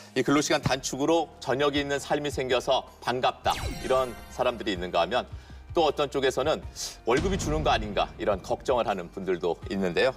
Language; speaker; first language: Korean; native; Korean